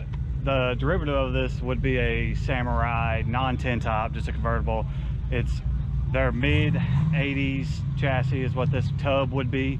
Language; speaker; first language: English; native; English